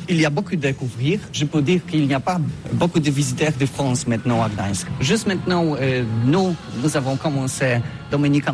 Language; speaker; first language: French; non-native, learner; Polish